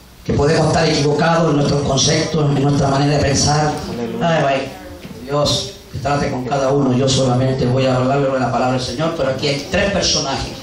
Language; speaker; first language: Spanish; native; Spanish